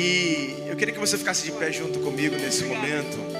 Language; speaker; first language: Portuguese; native; Portuguese